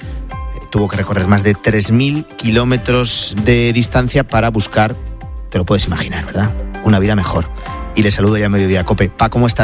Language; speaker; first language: Spanish; native; Spanish